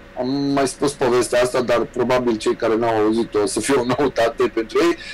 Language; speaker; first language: Romanian; native; Romanian